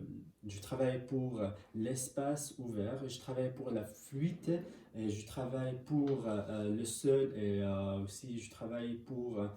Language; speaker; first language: French; non-native, learner; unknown